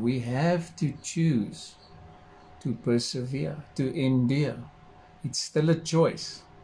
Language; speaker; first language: English; non-native, local second language; Afrikaans